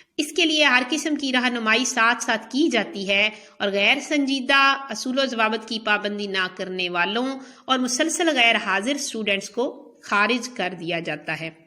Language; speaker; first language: Urdu; native; Urdu